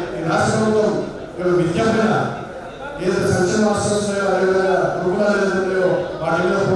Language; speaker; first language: Telugu; non-native, local second language; Lambadi